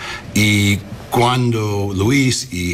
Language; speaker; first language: Spanish; early bilingual, heritage; English